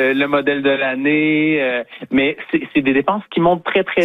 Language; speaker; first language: French; native; French